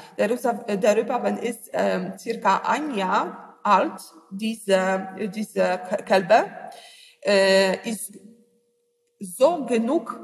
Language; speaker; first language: German; non-native, learner; Polish